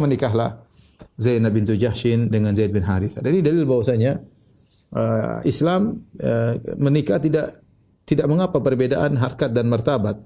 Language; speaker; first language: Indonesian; native; Indonesian